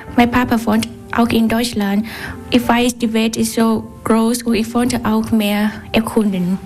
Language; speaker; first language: German; non-native, learner; Vietnamese